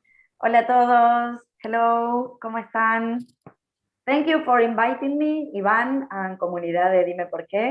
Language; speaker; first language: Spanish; non-native, learner; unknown